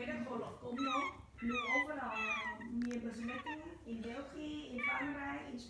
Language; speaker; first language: Dutch; non-native, learner; Arabic